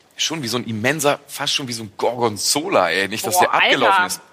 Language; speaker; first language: German; native; German